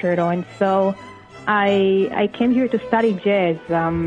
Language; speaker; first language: English; non-native, fluent; Hebrew